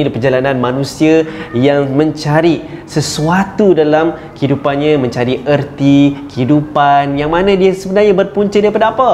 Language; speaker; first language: Malay; native; Malay